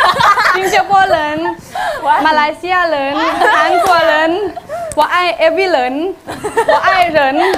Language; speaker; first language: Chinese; non-native, learner; Thai